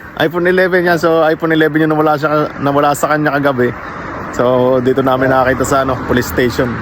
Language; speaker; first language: Filipino; native; Filipino